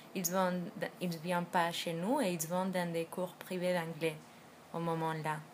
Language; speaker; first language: French; non-native, fluent; Spanish